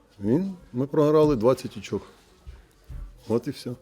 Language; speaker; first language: Ukrainian; native; Ukrainian